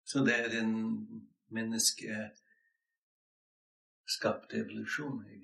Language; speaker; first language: Norwegian; non-native, fluent; English